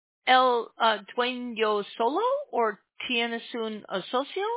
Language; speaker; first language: Spanish; non-native, learner; English